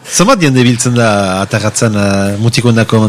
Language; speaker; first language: Basque; native; Basque